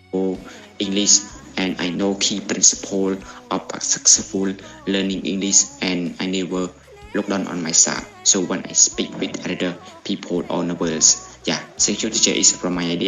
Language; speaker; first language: English; non-native, learner; Khmer